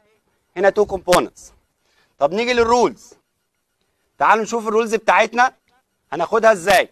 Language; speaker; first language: Arabic; native; Arabic